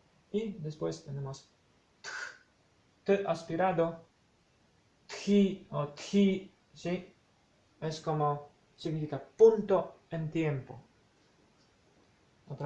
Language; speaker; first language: Spanish; non-native, fluent; Polish